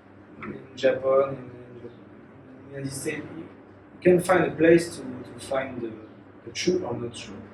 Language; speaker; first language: English; non-native, learner; French